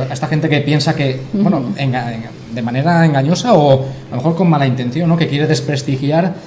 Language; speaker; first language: Spanish; native; Spanish